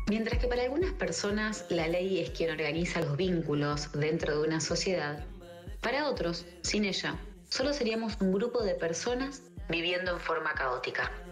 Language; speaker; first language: Spanish; native; Spanish